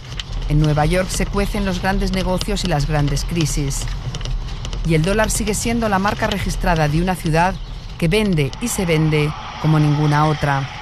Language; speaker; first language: Spanish; native; Spanish